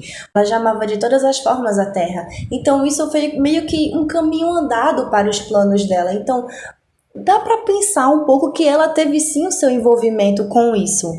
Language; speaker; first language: Portuguese; native; Portuguese